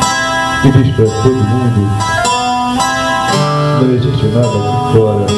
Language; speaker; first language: Portuguese; native; Portuguese